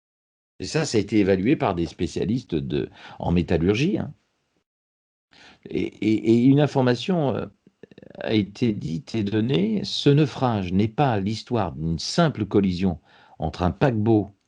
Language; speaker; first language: French; native; French